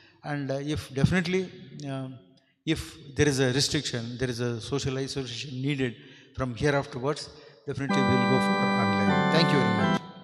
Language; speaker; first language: English; non-native, local second language; Kannada